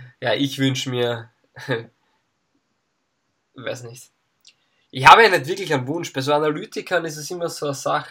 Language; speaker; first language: German; native; German